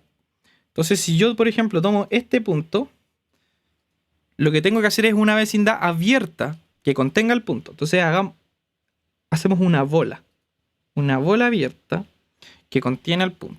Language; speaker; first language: Spanish; native; Spanish